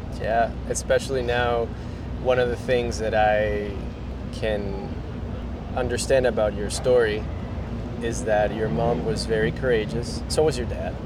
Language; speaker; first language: English; non-native, fluent; Spanish